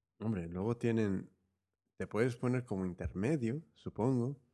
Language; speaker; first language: Spanish; native; Spanish